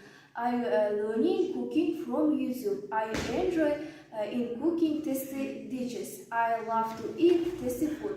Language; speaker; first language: English; non-native, learner; Kazakh